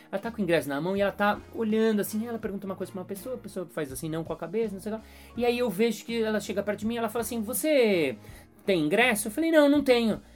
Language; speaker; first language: Portuguese; native; Portuguese